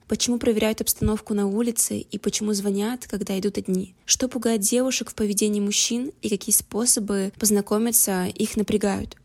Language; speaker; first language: Russian; native; Russian